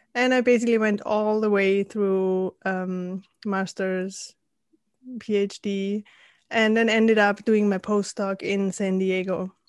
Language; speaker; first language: English; non-native, fluent; German